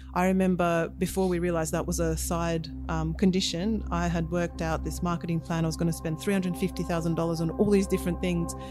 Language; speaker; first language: English; early bilingual, other home language; Russian